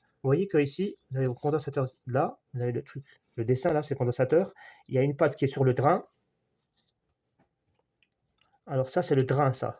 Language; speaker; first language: French; native; French